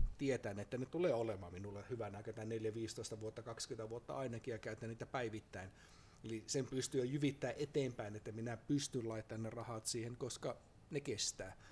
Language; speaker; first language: Finnish; native; Finnish